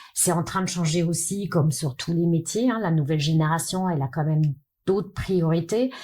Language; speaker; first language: French; non-native, fluent; German